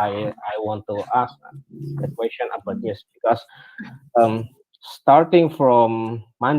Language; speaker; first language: English; non-native, learner; Indonesian